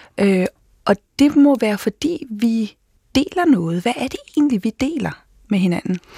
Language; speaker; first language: Danish; native; Danish